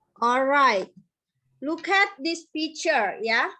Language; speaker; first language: English; non-native, fluent; Indonesian